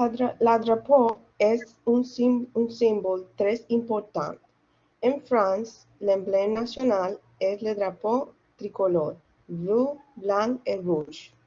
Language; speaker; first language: French; non-native, learner; Spanish